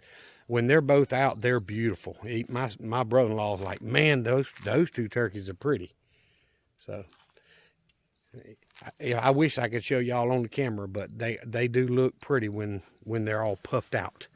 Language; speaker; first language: English; native; English